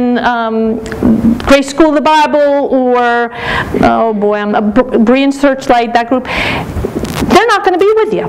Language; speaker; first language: English; native; English